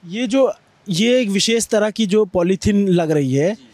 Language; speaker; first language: Hindi; native; Hindi